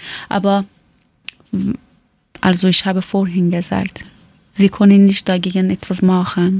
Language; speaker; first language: German; non-native, learner; Persian